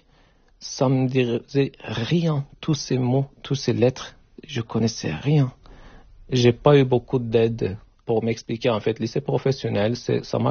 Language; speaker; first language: French; non-native, fluent; Turkish